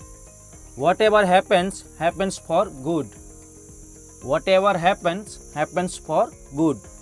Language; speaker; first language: English; non-native, fluent; Hindi